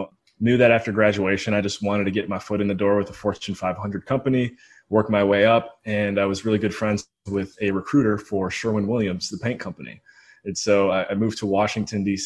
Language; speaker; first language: English; native; English